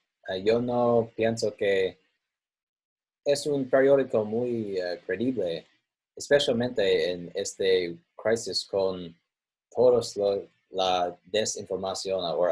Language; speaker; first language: Spanish; non-native, learner; English